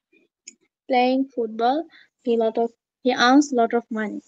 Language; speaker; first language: English; non-native, learner; Bangla